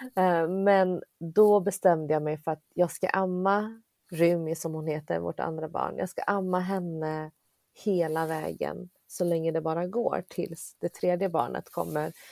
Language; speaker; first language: Swedish; early bilingual, other home language; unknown